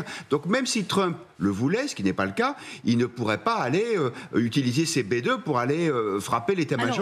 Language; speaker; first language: French; native; French